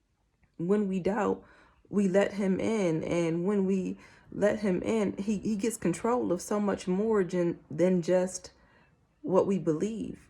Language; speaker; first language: English; native; English